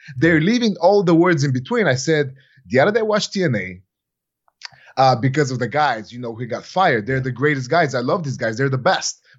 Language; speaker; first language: English; non-native, fluent; Bulgarian